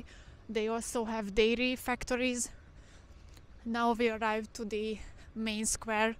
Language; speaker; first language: English; non-native, fluent; Hungarian